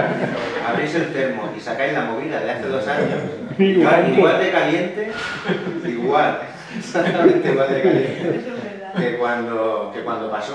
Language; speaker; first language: Spanish; native; Spanish